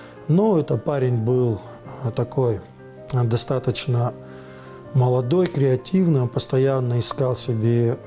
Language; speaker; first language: Russian; native; Russian